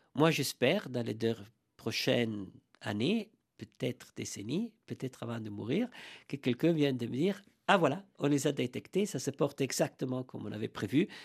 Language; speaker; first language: French; non-native, fluent; Italian